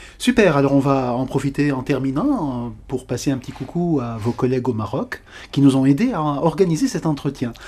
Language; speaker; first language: French; non-native, local second language; Arabic